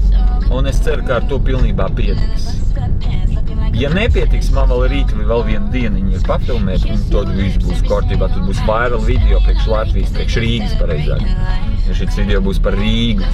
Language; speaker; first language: Latvian; native; Latvian